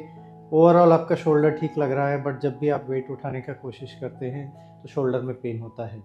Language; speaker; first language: Hindi; native; Hindi